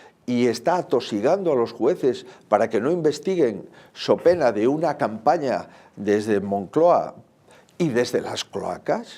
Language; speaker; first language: Spanish; native; Spanish